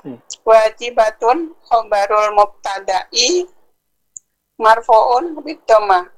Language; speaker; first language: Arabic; non-native, fluent; Indonesian